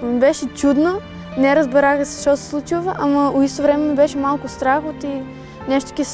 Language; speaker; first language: Macedonian; non-native, local second language; Ukrainian